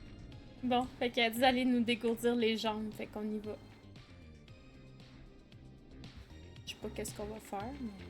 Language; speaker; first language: French; native; French